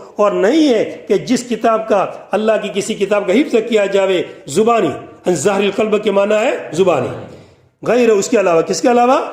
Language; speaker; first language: Urdu; non-native, local second language; Gujarati